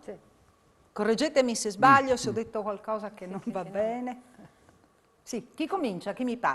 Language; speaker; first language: Italian; native; Italian